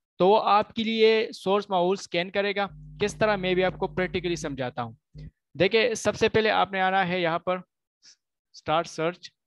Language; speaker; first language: Urdu; non-native, local second language; Punjabi